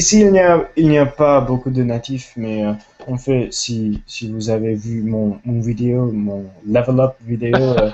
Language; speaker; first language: French; non-native, learner; English